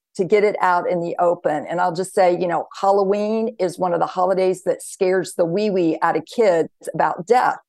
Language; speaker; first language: English; native; English